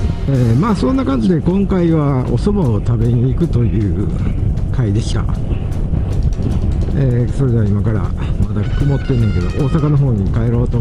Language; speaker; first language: Japanese; native; Japanese